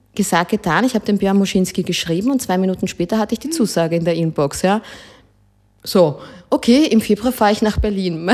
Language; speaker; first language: German; early bilingual, other home language; Spanish